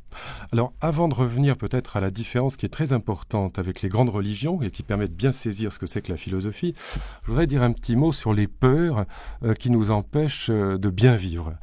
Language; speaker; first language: French; native; French